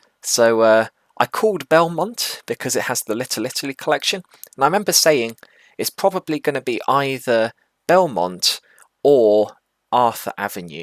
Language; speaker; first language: English; native; English